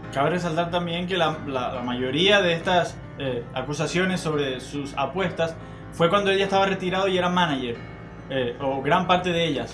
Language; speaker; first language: Spanish; native; Spanish